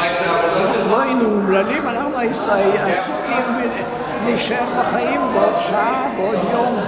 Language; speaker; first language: Hebrew; non-native, fluent; Yiddish